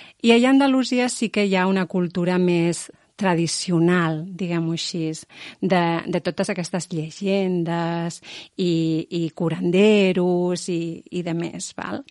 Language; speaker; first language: Catalan; non-native, local second language; Spanish